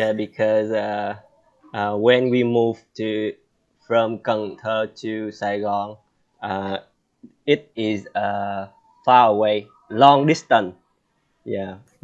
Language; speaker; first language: English; non-native, learner; Vietnamese